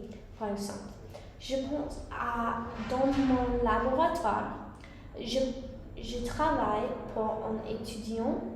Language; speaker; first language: French; non-native, learner; English